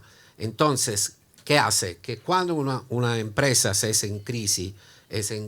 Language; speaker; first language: Spanish; non-native, learner; Italian